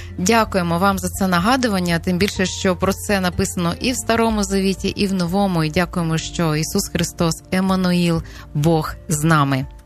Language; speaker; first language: Ukrainian; native; Ukrainian